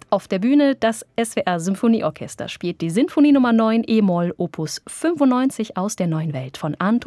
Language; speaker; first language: German; native; German